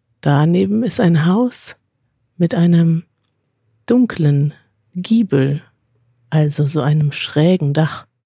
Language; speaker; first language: German; native; German